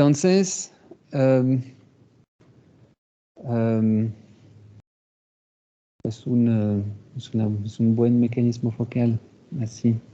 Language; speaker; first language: Spanish; non-native, fluent; French